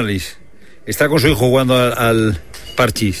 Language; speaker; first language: Spanish; native; Spanish